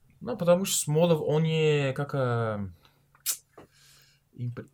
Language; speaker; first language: Russian; non-native, learner; Portuguese